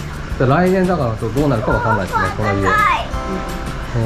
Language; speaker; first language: Japanese; native; Japanese